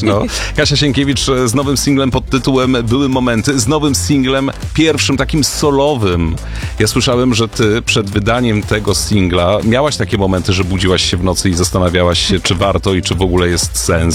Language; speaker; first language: Polish; native; Polish